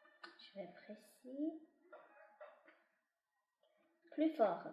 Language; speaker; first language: French; non-native, fluent; Chinese